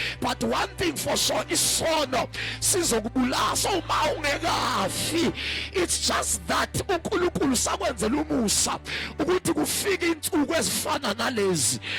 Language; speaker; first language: Zulu; non-native, local second language; Xhosa